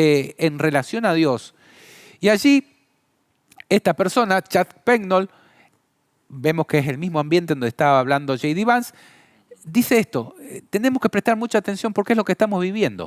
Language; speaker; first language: Spanish; native; Spanish